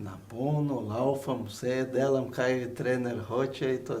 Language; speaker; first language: Slovenian; non-native, fluent; Portuguese